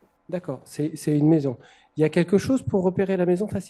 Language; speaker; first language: French; native; French